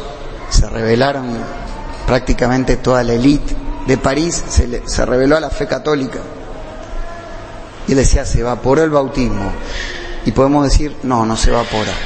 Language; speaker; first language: Spanish; native; Spanish